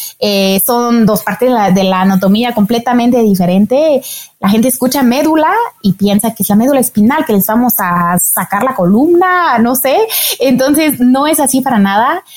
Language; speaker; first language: Spanish; non-native, fluent; French